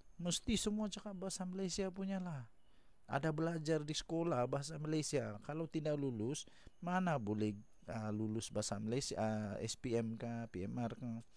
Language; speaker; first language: Malay; non-native, local second language; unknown